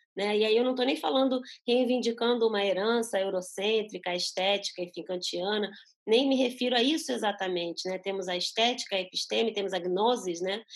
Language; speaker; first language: Portuguese; early bilingual, other home language; Spanish